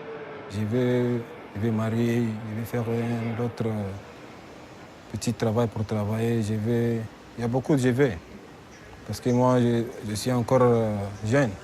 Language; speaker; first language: French; non-native, learner; Arabic